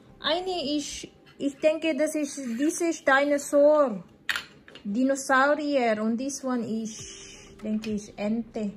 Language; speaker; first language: German; non-native, learner; Filipino